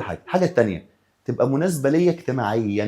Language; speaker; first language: Arabic; native; Arabic